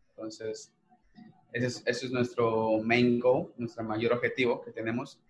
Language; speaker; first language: Spanish; native; Spanish